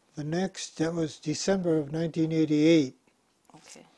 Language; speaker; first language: English; native; English